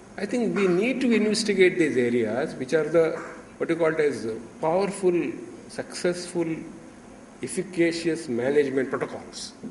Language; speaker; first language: English; non-native, local second language; Marathi